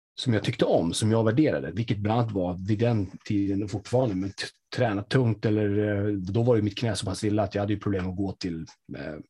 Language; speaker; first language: Swedish; native; Swedish